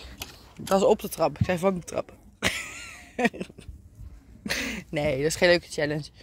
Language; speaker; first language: Dutch; native; Dutch